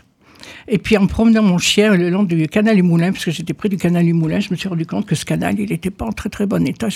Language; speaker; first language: French; native; French